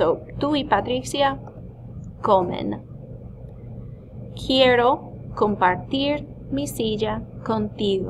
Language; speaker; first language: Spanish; non-native, fluent; English